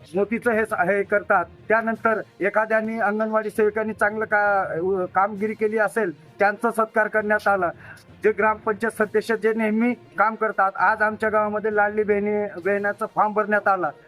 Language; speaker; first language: Marathi; non-native, local second language; Bhili